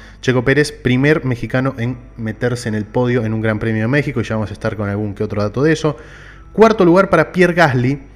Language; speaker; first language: Spanish; native; Spanish